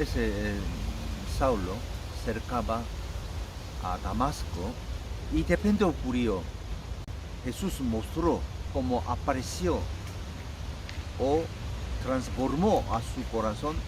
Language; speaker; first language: Spanish; non-native, learner; Korean